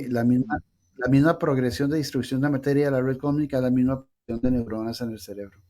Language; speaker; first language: Spanish; native; Spanish